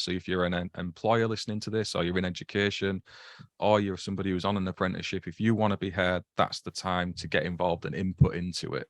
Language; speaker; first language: English; native; English